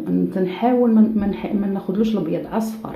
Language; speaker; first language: Arabic; native; Arabic